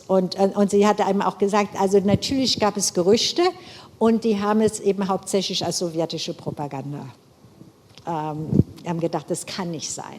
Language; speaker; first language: German; non-native, fluent; English